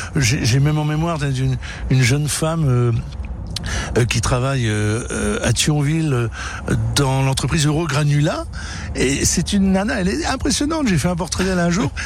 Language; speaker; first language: French; native; French